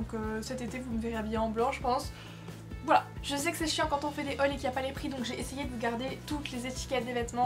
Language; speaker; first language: French; native; French